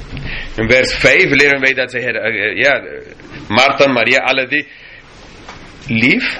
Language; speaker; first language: Dutch; non-native, fluent; English